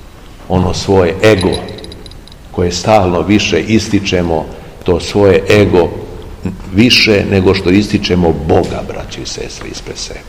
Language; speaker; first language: Serbian; native; Serbian